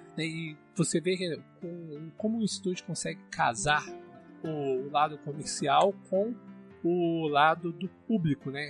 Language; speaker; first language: Portuguese; native; Portuguese